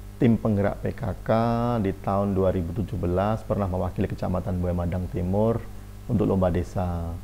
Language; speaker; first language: Indonesian; non-native, local second language; Javanese